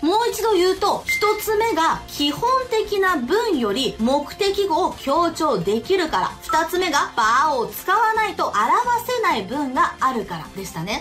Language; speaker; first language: Japanese; non-native, fluent; Chinese